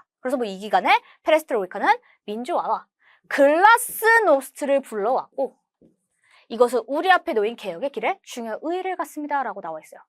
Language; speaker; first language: Korean; native; Korean